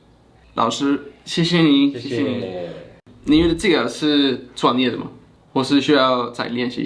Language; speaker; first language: Chinese; non-native, fluent; Swedish